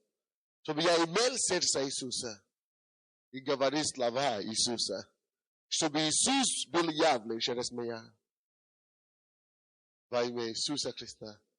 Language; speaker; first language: Russian; non-native, fluent; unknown